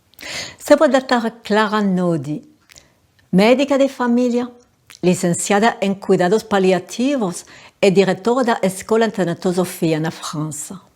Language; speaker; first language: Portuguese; non-native, learner; French